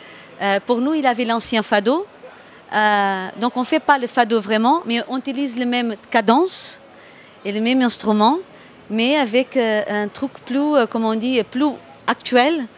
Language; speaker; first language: French; non-native, fluent; Portuguese